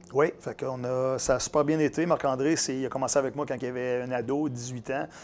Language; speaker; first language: French; native; French